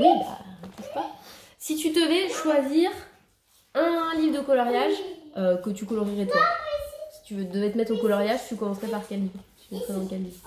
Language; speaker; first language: French; native; French